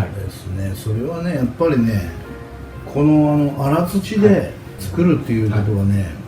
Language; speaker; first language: Japanese; native; Japanese